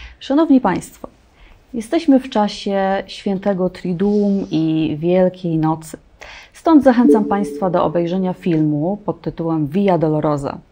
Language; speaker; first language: Polish; native; Polish